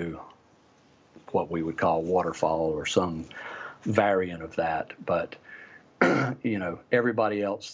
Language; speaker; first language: English; native; English